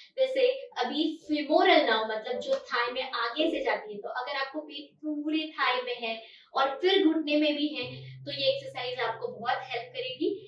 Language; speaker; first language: Hindi; non-native, local second language; Marathi